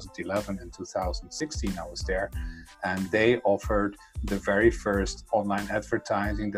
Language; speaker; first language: English; non-native, fluent; Dutch